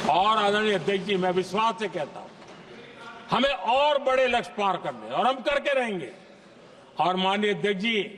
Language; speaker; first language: Hindi; non-native, local second language; Gujarati